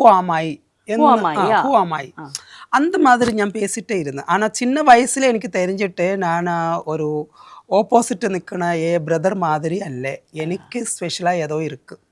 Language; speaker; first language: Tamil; non-native, learner; Malayalam